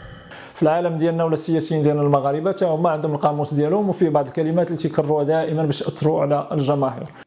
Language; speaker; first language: Arabic; native; Arabic